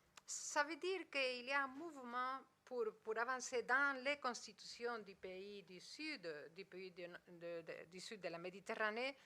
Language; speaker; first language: French; non-native, fluent; Spanish